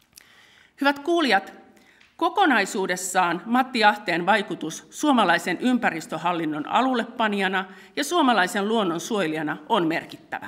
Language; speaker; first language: Finnish; native; Finnish